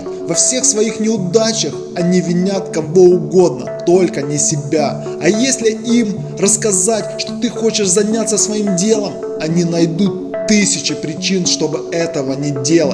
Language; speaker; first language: Russian; native; Russian